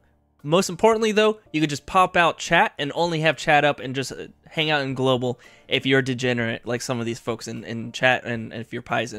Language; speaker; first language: English; native; English